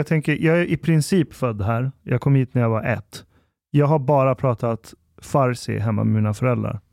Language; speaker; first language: Swedish; early bilingual, other home language; Persian